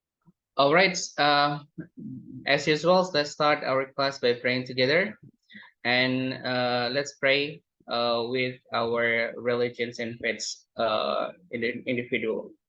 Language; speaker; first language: English; non-native, fluent; Indonesian